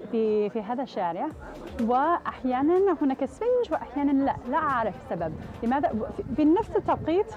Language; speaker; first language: Arabic; non-native, fluent; English